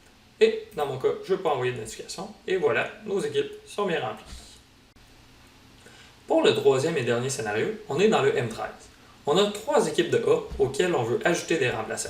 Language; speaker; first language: French; native; French